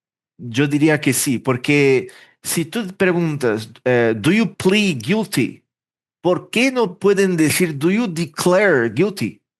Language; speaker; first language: Spanish; early bilingual, heritage; Portuguese